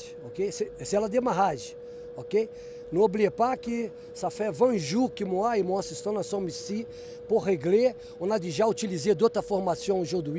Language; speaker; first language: French; non-native, fluent; Portuguese